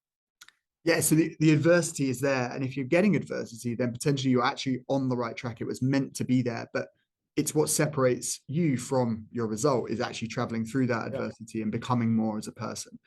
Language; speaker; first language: English; native; English